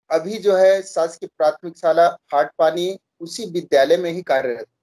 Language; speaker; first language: Hindi; native; Hindi